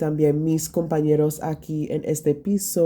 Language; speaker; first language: Spanish; non-native, learner; English